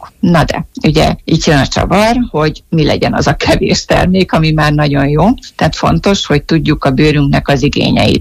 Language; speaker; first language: Hungarian; native; Hungarian